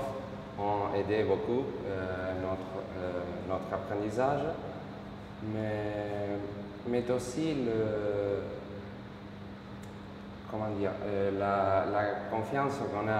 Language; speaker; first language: French; non-native, fluent; Spanish